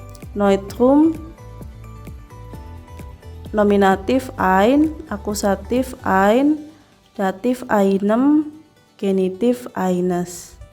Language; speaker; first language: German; non-native, fluent; Indonesian